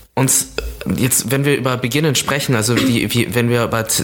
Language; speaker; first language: German; native; German